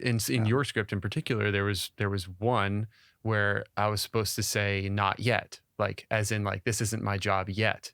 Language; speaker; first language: English; native; English